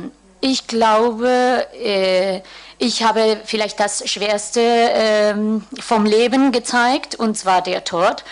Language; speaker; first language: German; non-native, fluent; Spanish